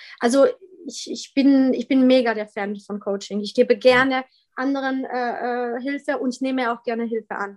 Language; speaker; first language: German; early bilingual, other home language; Polish